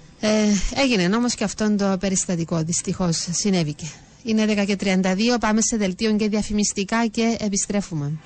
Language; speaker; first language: Greek; native; Greek